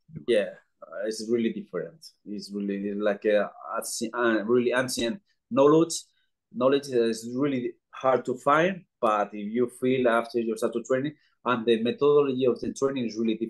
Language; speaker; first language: English; non-native, learner; Spanish